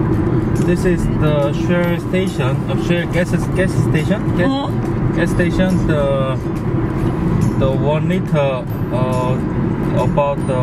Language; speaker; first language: English; non-native, learner; Korean